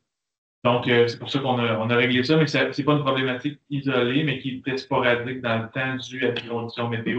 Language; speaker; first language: French; native; French